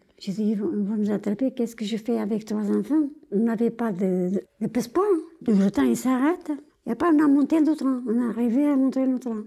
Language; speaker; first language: French; non-native, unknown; Portuguese